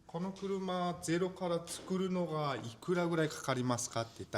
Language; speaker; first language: Japanese; non-native, fluent; Mongolian